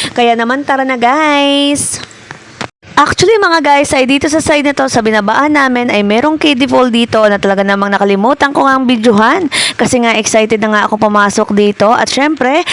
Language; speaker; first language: Filipino; native; Filipino